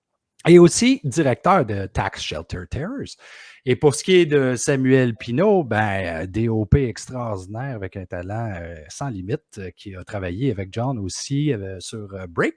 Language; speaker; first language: French; native; French